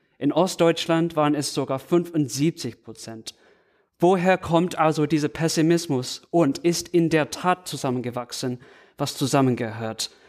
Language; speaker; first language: German; non-native, fluent; English